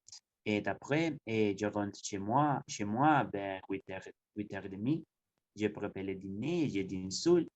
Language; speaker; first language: French; non-native, learner; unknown